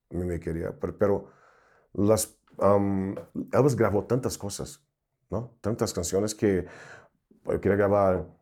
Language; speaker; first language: Spanish; non-native, fluent; Portuguese